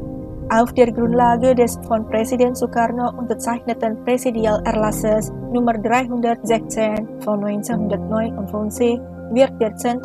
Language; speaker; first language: German; non-native, fluent; Indonesian